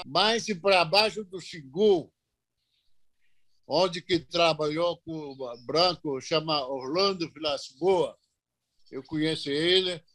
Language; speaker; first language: Portuguese; non-native, local second language; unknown